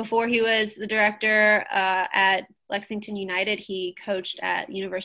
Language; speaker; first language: English; native; English